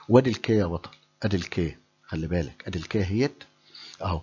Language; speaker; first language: Arabic; native; Arabic